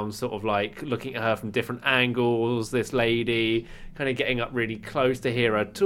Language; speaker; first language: English; native; English